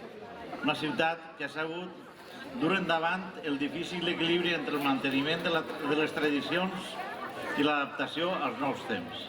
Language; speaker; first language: Catalan; native; Catalan